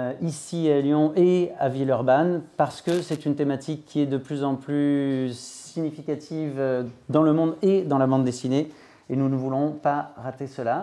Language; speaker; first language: French; native; French